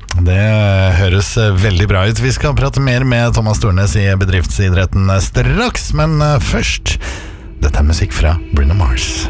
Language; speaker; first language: Norwegian; native; Norwegian